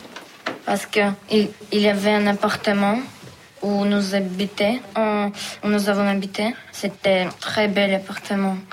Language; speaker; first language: French; non-native, learner; Belarusian